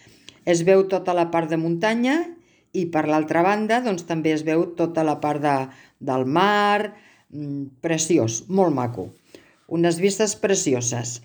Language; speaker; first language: Catalan; native; Catalan